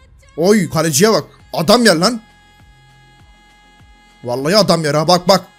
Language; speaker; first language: Turkish; native; Turkish